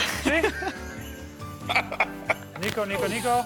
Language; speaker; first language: Spanish; non-native, learner; Dutch